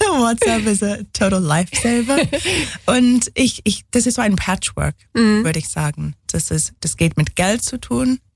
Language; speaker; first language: German; non-native, fluent; English